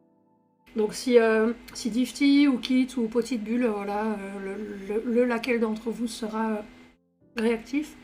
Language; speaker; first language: French; native; French